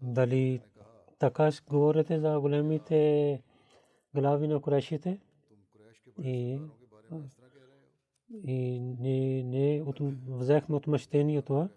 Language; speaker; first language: Bulgarian; non-native, learner; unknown